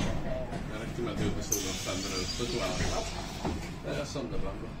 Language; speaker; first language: Swedish; native; Swedish